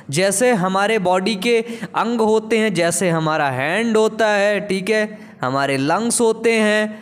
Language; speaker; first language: Hindi; native; Hindi